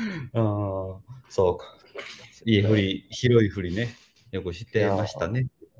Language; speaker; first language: Japanese; native; Japanese